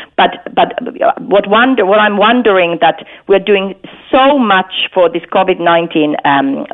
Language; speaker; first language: English; non-native, fluent; Finnish